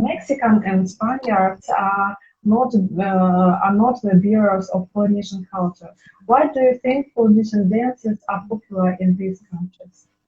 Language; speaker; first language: English; non-native, learner; Russian